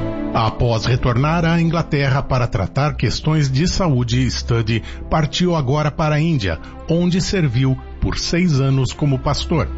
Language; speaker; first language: Portuguese; native; Portuguese